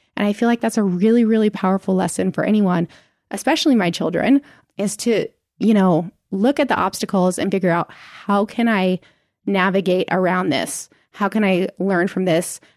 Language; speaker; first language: English; native; English